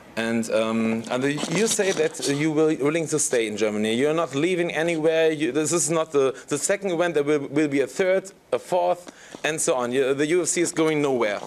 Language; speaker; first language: English; non-native, fluent; German